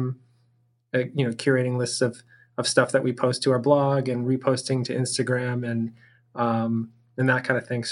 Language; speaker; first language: English; native; English